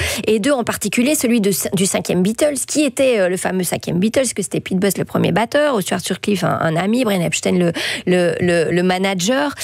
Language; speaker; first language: French; native; French